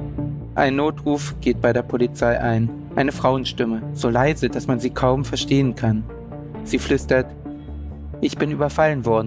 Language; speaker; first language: German; native; German